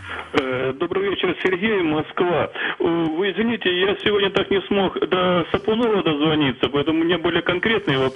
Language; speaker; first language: Russian; native; Russian